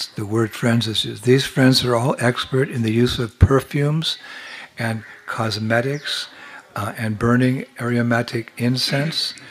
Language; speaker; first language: English; native; English